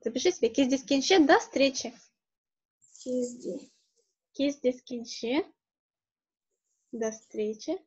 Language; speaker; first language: Russian; native; Russian